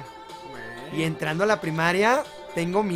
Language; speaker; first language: Spanish; native; Spanish